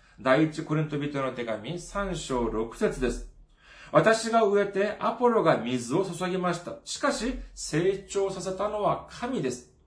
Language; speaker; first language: Japanese; non-native, fluent; Korean